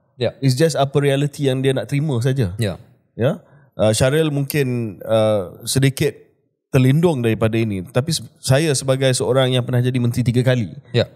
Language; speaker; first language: Malay; early bilingual, heritage; Malay